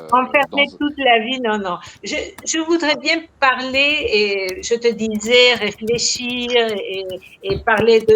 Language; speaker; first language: French; non-native, fluent; Spanish